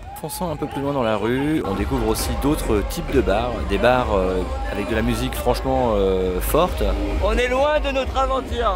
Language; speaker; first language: French; native; French